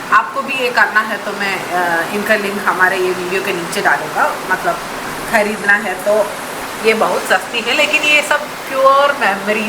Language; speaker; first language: Hindi; non-native, local second language; Malayalam